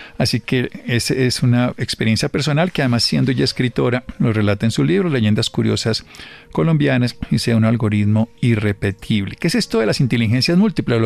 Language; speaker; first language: Spanish; native; Spanish